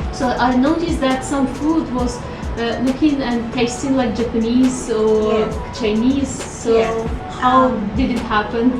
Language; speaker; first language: English; non-native, fluent; Ukrainian